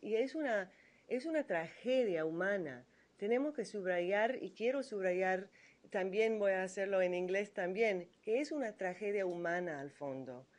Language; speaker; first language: Spanish; non-native, fluent; English